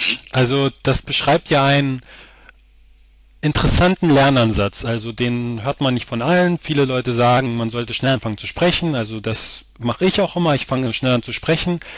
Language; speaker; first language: German; native; German